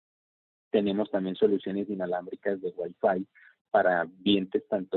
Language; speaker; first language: Spanish; native; Spanish